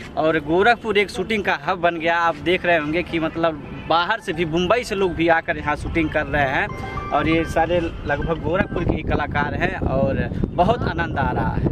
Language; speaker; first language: Hindi; native; Hindi